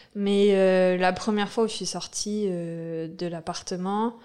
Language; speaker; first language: French; native; French